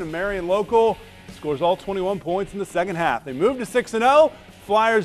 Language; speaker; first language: English; native; English